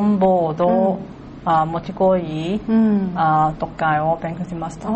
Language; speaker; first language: Japanese; non-native, learner; Cantonese